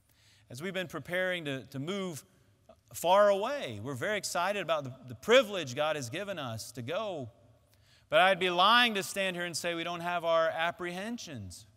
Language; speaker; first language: English; native; English